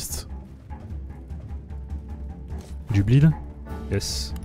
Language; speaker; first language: French; native; French